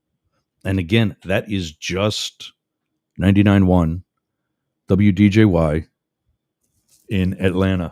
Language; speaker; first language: English; native; English